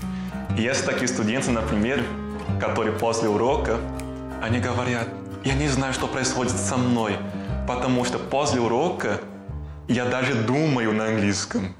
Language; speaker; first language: Russian; non-native, fluent; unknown